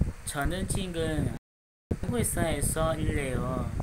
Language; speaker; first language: Korean; non-native, learner; Hmong